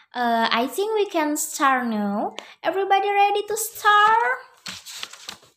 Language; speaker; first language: English; non-native, learner; Indonesian